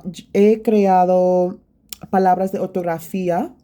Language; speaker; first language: Spanish; non-native, learner; English